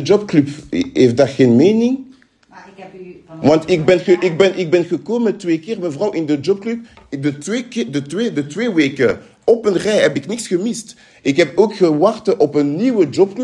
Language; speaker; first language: Dutch; non-native, fluent; French